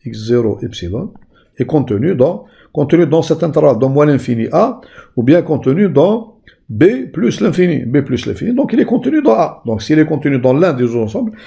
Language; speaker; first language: French; non-native, local second language; Arabic